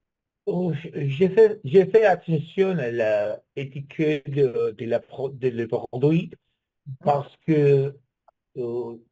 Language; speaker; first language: French; non-native, learner; English